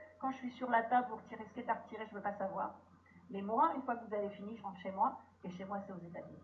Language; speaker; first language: French; native; French